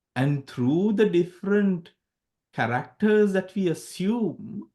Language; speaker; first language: English; non-native, local second language; Sinhala